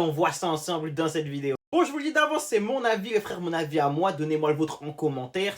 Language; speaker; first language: French; native; French